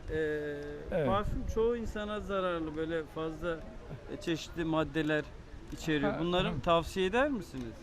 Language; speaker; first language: Turkish; native; Turkish